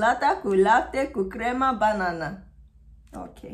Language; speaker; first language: Romanian; non-native, learner; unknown